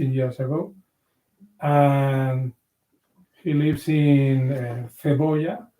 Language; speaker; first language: English; non-native, learner; Spanish